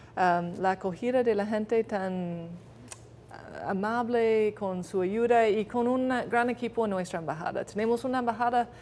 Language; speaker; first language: Spanish; non-native, fluent; English